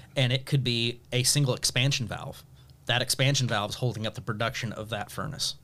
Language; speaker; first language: English; native; English